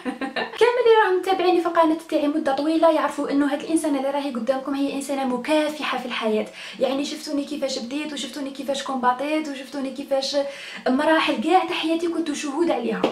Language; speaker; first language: Arabic; native; Arabic